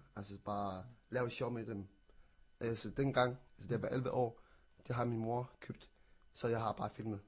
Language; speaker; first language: Danish; non-native, local second language; Kalaallisut